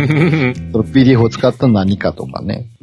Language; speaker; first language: Japanese; native; Japanese